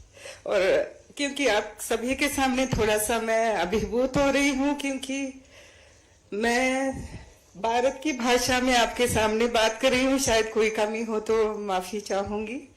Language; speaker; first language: Hindi; non-native, fluent; Sinhala